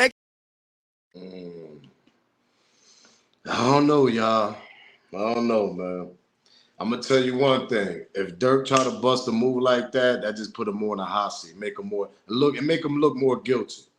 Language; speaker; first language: English; native; English